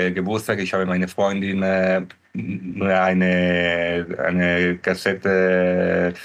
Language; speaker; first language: German; non-native, learner; Italian